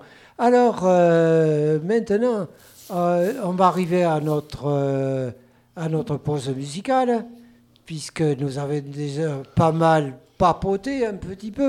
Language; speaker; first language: French; native; French